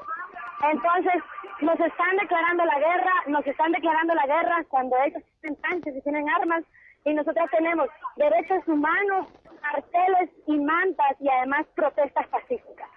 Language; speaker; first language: Spanish; native; Spanish